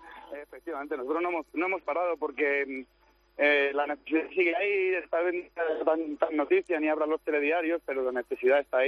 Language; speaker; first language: Spanish; native; Spanish